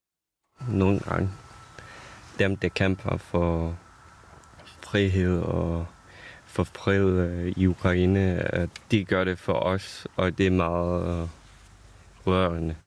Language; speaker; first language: Danish; non-native, fluent; Ukrainian